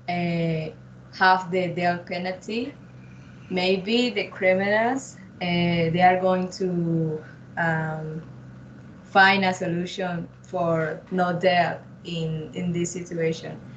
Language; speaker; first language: English; non-native, learner; Spanish